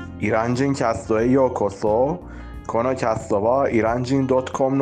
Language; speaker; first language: Japanese; non-native, fluent; Persian